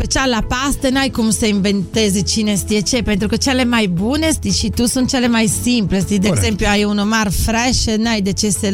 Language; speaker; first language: Romanian; non-native, fluent; Italian